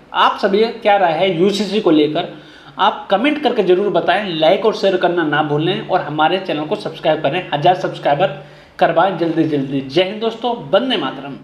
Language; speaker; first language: Hindi; native; Hindi